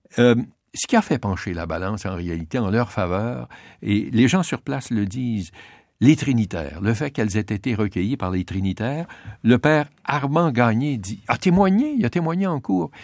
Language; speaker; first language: French; native; French